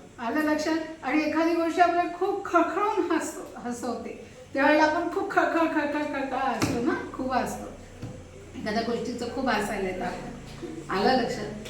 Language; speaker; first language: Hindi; non-native, local second language; Marathi